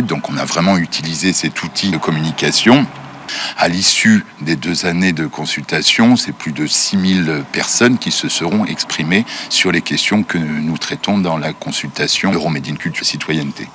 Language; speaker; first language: French; native; French